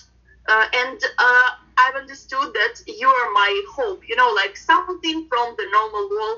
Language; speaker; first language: English; non-native, fluent; Ukrainian